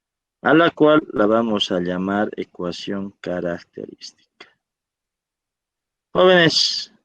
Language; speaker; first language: Spanish; native; Spanish